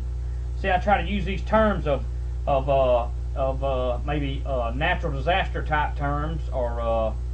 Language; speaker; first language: English; native; English